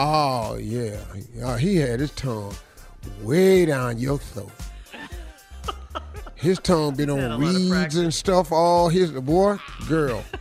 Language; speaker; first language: English; native; English